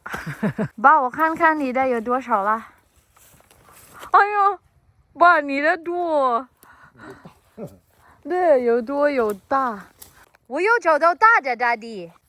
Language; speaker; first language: Chinese; non-native, learner; Filipino